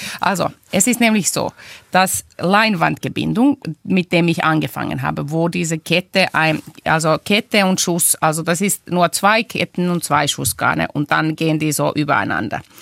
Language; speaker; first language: German; non-native, fluent; Finnish